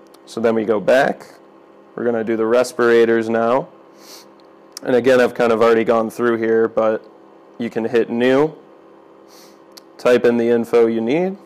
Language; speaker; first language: English; native; English